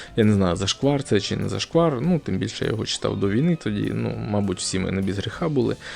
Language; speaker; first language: Ukrainian; non-native, local second language; Russian